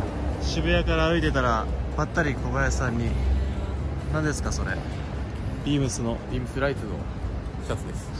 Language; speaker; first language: Japanese; native; Japanese